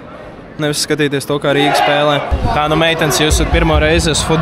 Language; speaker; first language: Latvian; native; Latvian